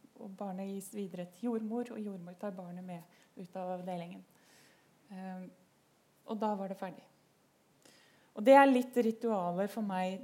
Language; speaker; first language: Norwegian; native; Norwegian